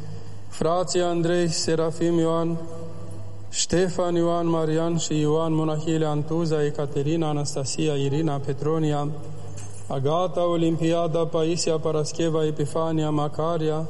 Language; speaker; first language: Romanian; native; Romanian